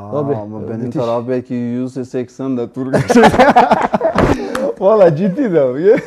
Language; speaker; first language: Turkish; non-native, learner; Portuguese